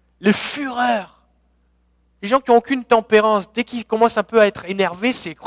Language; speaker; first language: French; native; French